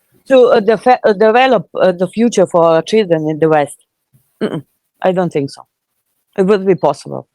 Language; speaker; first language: English; non-native, fluent; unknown